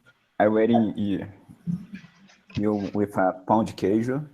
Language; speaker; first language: English; non-native, learner; Portuguese